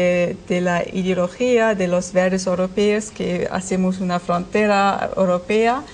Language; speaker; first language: Spanish; non-native, fluent; German